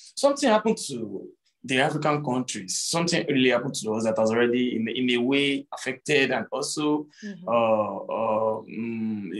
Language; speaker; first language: English; non-native, local second language; Yoruba